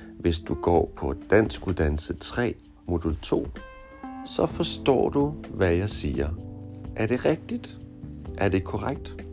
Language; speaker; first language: Danish; non-native, fluent; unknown